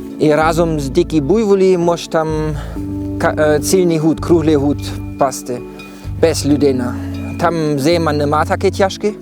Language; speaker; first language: Ukrainian; non-native, learner; German